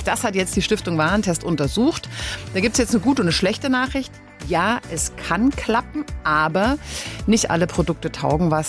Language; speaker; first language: German; native; German